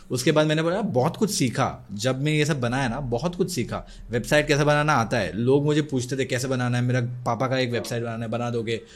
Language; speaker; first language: Hindi; non-native, local second language; Odia